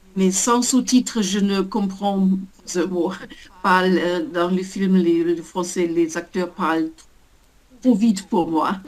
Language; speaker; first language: French; non-native, learner; German